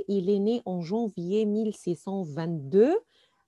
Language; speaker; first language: French; non-native, fluent; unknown